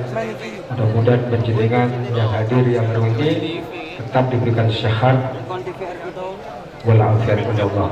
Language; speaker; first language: Indonesian; native; Indonesian